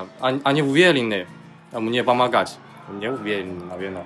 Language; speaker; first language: Russian; non-native, learner; Chinese